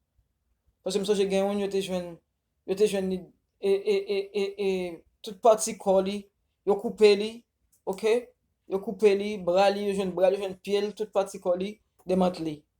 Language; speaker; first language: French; non-native, local second language; Haitian Creole